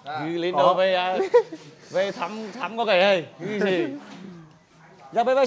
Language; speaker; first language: Vietnamese; native; Vietnamese